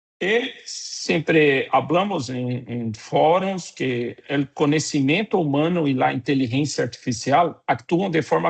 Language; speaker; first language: Portuguese; non-native, fluent; Spanish